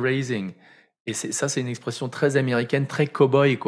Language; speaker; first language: French; native; French